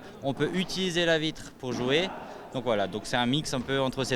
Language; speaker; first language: French; native; French